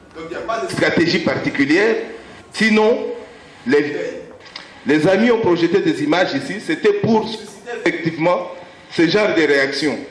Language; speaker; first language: French; non-native, local second language; Lingala